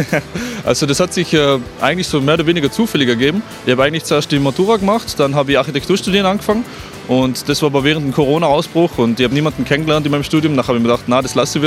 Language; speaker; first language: German; native; German